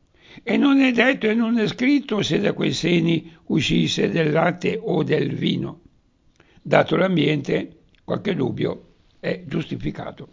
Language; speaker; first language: Italian; native; Italian